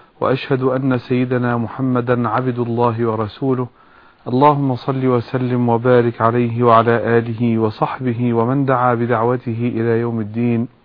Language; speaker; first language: Arabic; native; Arabic